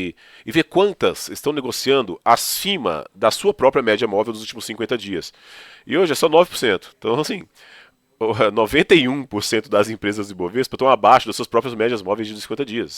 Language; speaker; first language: Portuguese; native; Portuguese